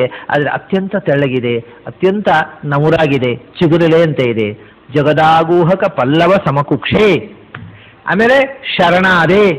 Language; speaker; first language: Kannada; native; Kannada